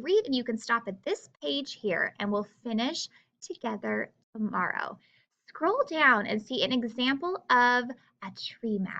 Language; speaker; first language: English; native; English